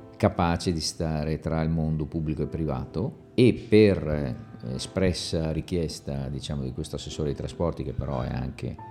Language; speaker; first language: Italian; native; Italian